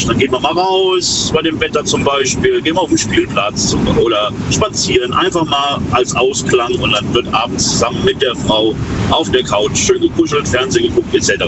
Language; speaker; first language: German; native; German